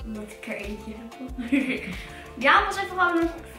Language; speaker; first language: Dutch; native; Dutch